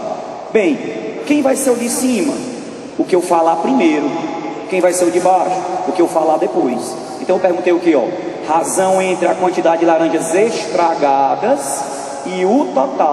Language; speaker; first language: Portuguese; native; Portuguese